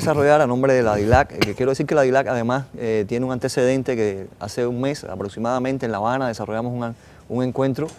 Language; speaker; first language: Spanish; native; Spanish